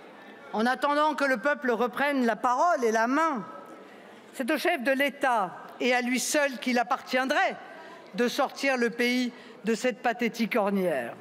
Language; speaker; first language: French; native; French